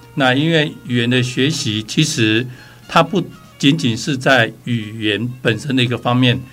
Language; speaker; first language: Chinese; native; Chinese